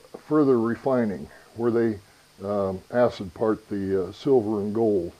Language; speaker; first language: English; native; English